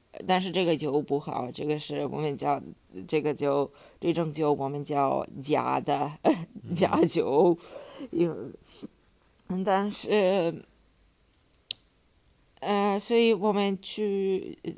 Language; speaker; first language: Chinese; non-native, fluent; Serbian